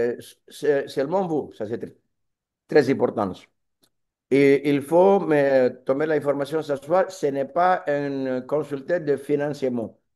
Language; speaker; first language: French; non-native, learner; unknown